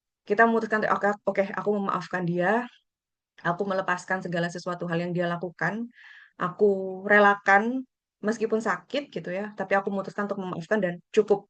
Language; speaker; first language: Indonesian; native; Indonesian